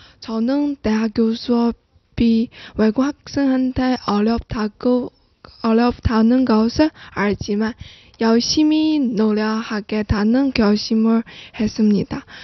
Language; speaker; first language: Korean; non-native, fluent; Chinese